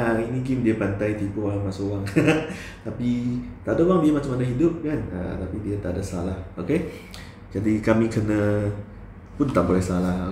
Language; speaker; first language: Malay; non-native, local second language; Chinese